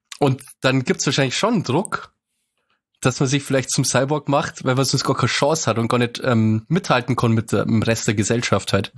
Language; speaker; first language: German; native; German